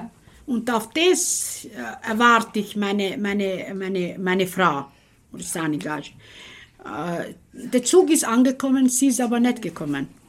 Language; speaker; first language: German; non-native, local second language; Romany